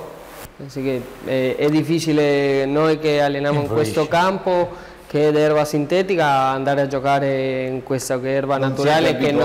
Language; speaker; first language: Italian; non-native, learner; Spanish